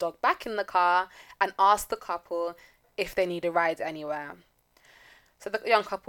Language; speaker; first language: English; native; English